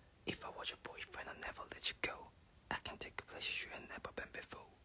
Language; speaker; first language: English; non-native, learner; Korean